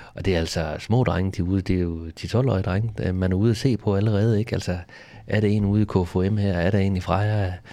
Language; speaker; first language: Danish; native; Danish